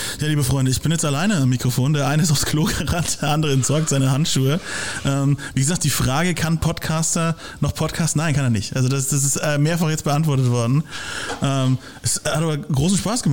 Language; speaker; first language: German; native; German